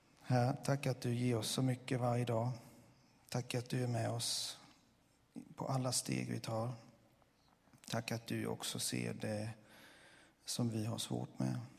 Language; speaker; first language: Swedish; non-native, fluent; Swiss German